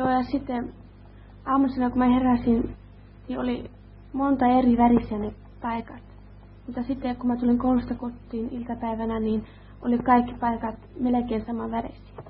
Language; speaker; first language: Finnish; early bilingual, heritage; Finnish